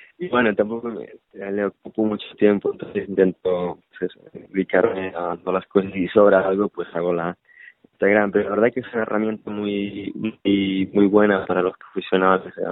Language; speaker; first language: Spanish; native; Spanish